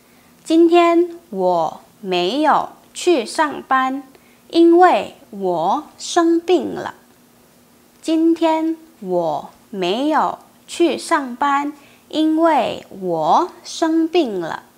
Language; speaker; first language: Chinese; non-native, fluent; Indonesian